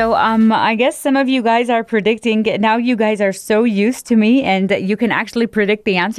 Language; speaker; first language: English; non-native, fluent; Arabic